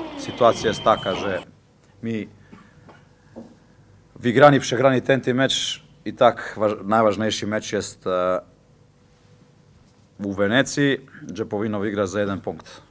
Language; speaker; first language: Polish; non-native, learner; Slovenian